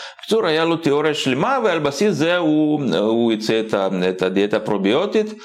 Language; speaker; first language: Hebrew; non-native, fluent; Russian